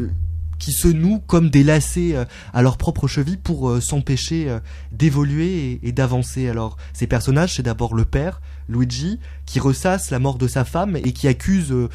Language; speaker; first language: French; native; French